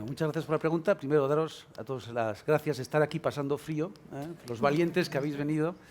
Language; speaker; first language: Spanish; native; Spanish